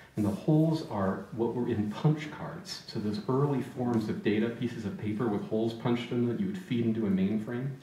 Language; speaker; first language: English; native; English